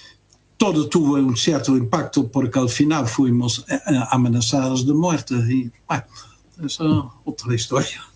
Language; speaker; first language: Spanish; non-native, fluent; Dutch